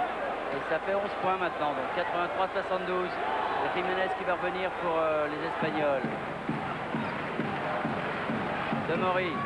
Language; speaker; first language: French; native; French